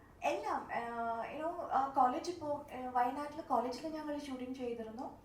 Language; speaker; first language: Malayalam; non-native, local second language; Tamil